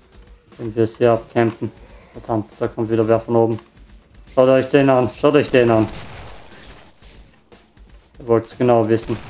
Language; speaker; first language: German; native; German